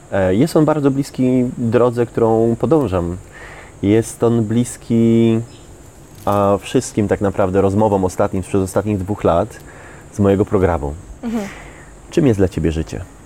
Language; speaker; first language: Polish; native; Polish